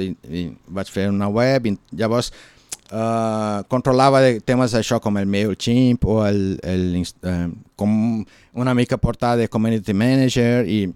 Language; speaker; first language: Catalan; non-native, learner; Portuguese